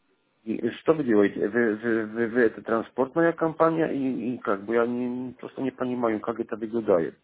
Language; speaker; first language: Russian; non-native, learner; Polish